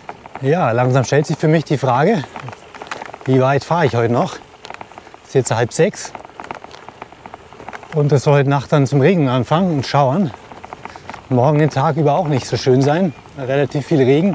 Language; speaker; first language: German; native; German